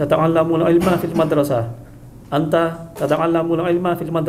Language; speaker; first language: Arabic; non-native, learner; Indonesian